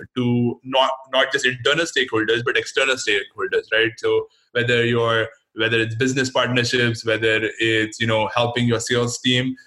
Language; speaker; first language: English; non-native, local second language; Hindi